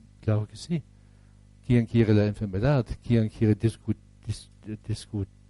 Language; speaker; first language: Spanish; non-native, fluent; German